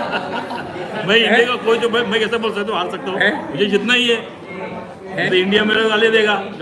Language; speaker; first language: Hindi; non-native, local second language; Marathi